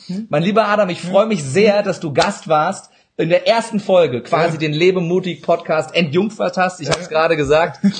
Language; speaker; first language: German; early bilingual, other home language; Turkish